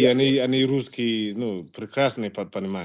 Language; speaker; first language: Russian; non-native, learner; Igbo